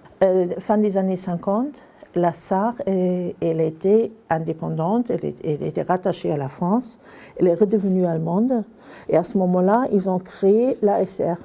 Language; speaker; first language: French; non-native, fluent; German